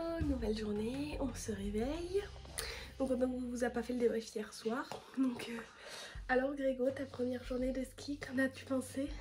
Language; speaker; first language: French; native; French